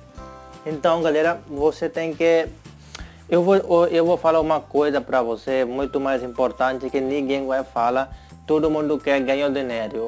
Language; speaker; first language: Portuguese; non-native, learner; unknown